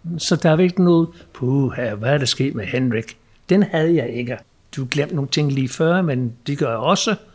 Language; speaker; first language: Danish; non-native, fluent; English